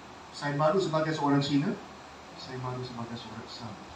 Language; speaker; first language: Malay; non-native, local second language; Chinese